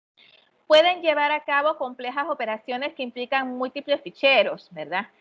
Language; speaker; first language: Spanish; native; Spanish